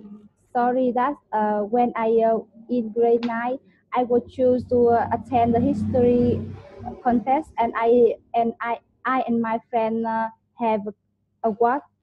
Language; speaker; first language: English; non-native, learner; Vietnamese